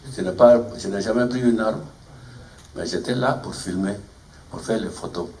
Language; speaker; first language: French; non-native, fluent; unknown